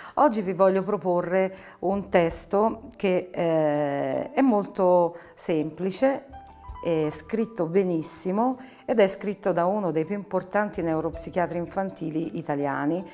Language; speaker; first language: Italian; non-native, fluent; Arabic